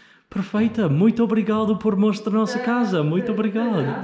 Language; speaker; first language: Portuguese; non-native, learner; English